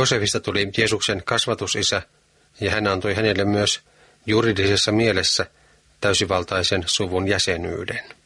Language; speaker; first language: Finnish; native; Finnish